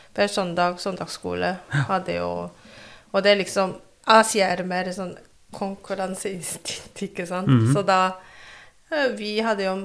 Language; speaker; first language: Norwegian; non-native, fluent; Korean